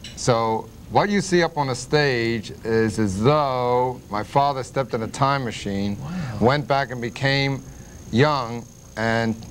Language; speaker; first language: English; native; English